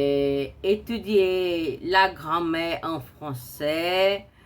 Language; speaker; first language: French; non-native, learner; Portuguese